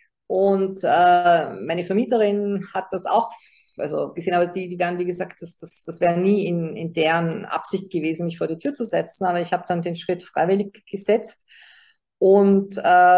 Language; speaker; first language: German; native; German